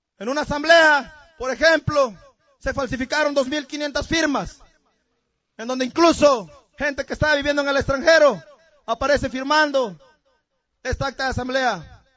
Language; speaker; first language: Spanish; native; Spanish